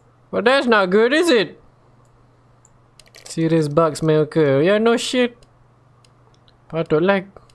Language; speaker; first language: English; non-native, local second language; Malay